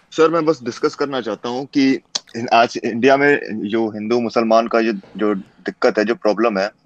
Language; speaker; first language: Hindi; native; Hindi